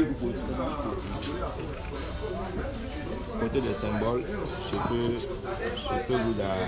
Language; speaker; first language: French; non-native, local second language; Fon